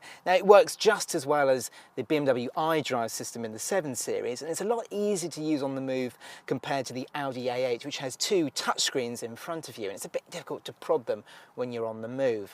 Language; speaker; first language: English; native; English